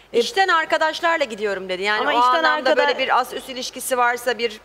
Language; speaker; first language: Turkish; native; Turkish